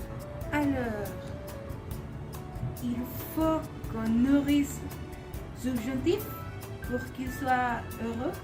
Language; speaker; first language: French; non-native, learner; Spanish